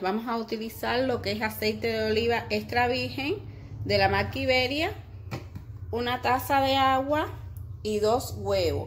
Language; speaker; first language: Spanish; native; Spanish